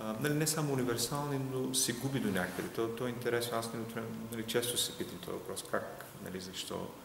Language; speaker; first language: Bulgarian; non-native, local second language; Turkish